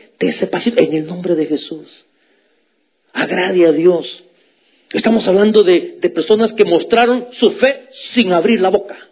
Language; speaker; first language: Spanish; native; Spanish